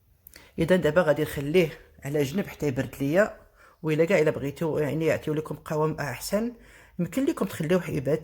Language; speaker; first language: Arabic; native; Arabic